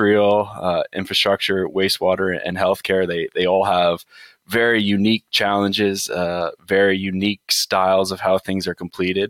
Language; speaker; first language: English; native; English